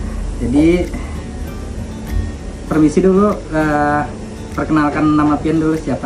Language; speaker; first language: Indonesian; non-native, local second language; Banjar